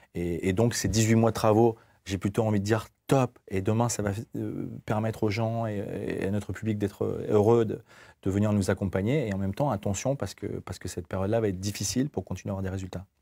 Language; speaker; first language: French; native; French